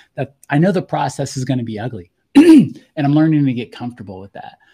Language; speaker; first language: English; native; English